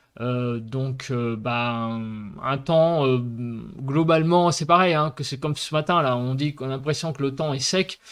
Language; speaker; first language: French; native; French